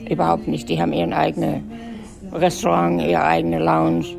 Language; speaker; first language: German; native; German